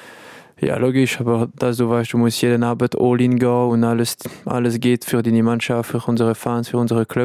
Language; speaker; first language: German; non-native, local second language; French